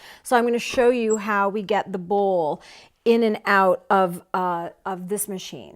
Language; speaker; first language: English; native; English